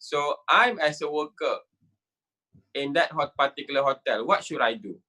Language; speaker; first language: English; non-native, local second language; Malay